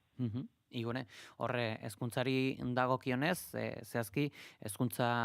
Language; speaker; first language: Basque; native; Basque